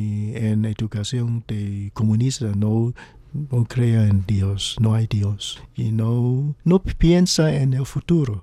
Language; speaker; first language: Spanish; non-native, learner; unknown